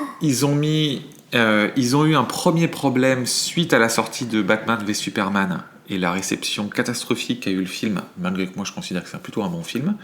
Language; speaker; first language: French; native; French